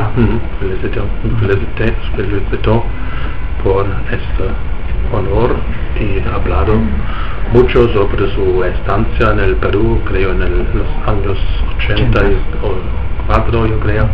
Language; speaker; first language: Spanish; non-native, fluent; German